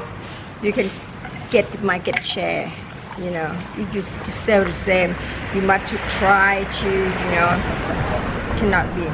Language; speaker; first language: English; non-native, learner; Thai